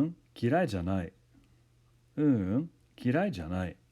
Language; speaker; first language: Japanese; non-native, fluent; English